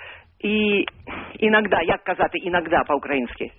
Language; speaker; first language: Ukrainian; non-native, learner; Russian